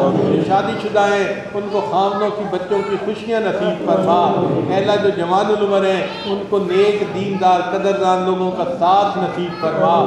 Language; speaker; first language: Urdu; non-native, local second language; Punjabi